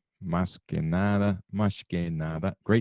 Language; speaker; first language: Spanish; non-native, learner; English